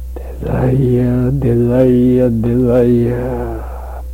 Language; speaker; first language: English; non-native, learner; Japanese